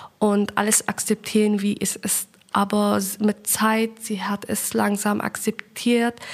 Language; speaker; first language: German; non-native, fluent; Persian